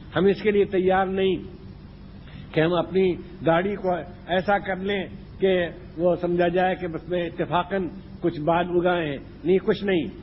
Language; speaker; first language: Urdu; native; Urdu